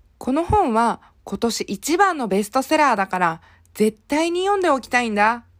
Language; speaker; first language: Japanese; native; Japanese